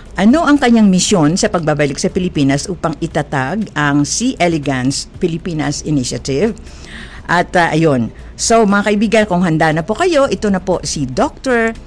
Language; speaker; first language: Filipino; native; Filipino